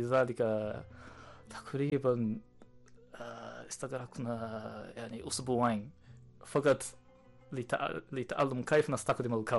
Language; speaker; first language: Arabic; non-native, learner; Japanese